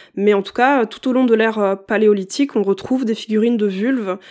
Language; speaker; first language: French; native; French